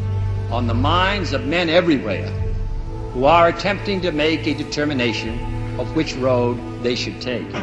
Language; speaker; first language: English; native; English